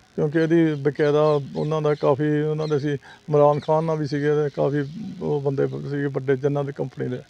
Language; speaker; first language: Punjabi; early bilingual, heritage; Norwegian